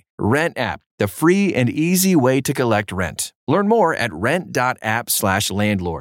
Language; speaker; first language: English; native; English